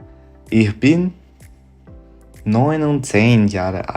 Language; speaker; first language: German; non-native, fluent; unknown